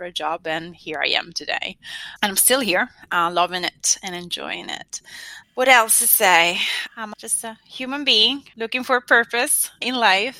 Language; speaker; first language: English; non-native, fluent; Italian